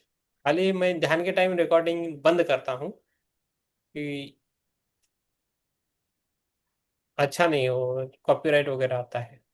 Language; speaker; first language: Hindi; native; Hindi